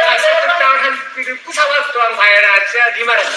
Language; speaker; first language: Indonesian; non-native, learner; Korean